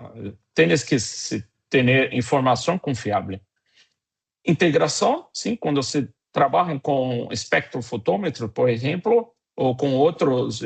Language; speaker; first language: Portuguese; non-native, fluent; Spanish